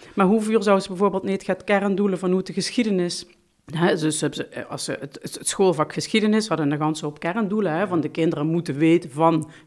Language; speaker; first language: Dutch; non-native, local second language; Limburgish